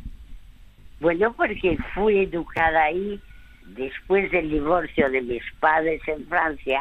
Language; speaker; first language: Spanish; early bilingual, other home language; French